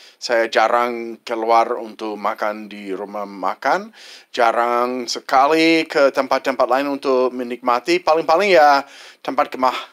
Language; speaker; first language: Indonesian; non-native, fluent; English